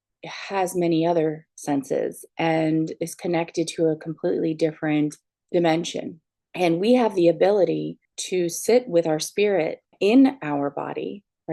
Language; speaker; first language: English; native; English